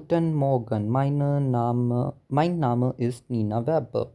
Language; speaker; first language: German; non-native, learner; Hindi